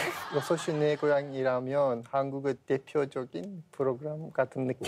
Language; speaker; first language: Korean; non-native, fluent; Turkish